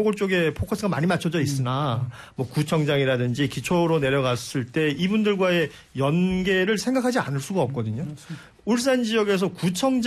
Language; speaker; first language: Korean; native; Korean